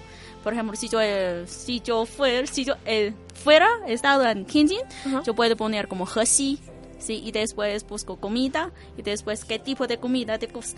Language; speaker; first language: Spanish; non-native, fluent; Chinese